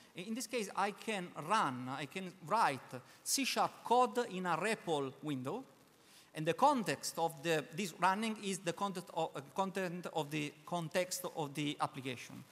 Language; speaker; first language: English; non-native, learner; Italian